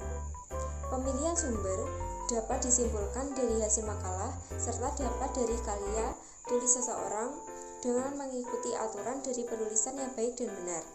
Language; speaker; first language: Indonesian; native; Indonesian